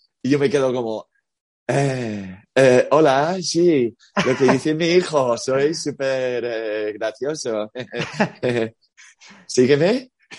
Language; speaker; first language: Spanish; non-native, fluent; English